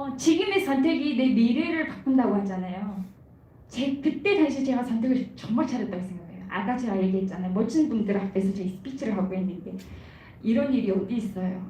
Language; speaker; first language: Korean; non-native, fluent; Mongolian